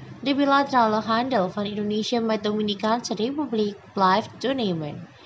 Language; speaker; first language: Dutch; non-native, fluent; Indonesian